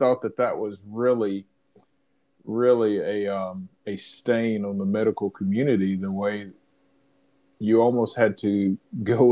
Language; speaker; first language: English; native; English